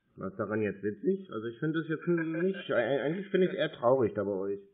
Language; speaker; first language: German; native; German